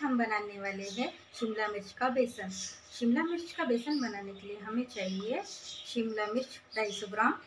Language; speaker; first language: Hindi; non-native, local second language; Marathi